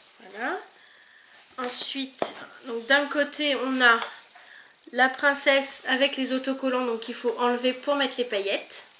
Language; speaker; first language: French; native; French